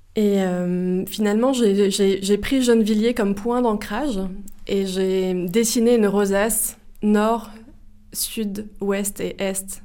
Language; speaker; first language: French; native; French